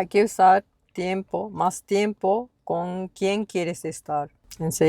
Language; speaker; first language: Spanish; non-native, learner; Japanese